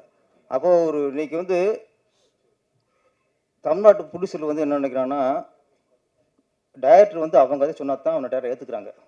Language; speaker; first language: Tamil; native; Tamil